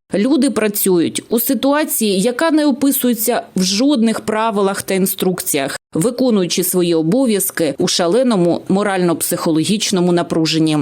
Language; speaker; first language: Ukrainian; native; Ukrainian